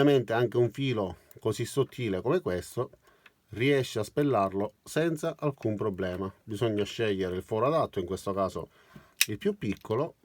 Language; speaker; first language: Italian; native; Italian